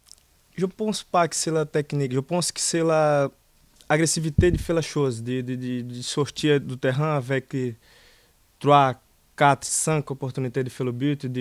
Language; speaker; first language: French; non-native, learner; Portuguese